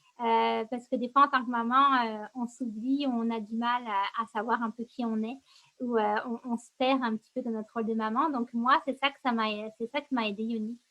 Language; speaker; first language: French; native; French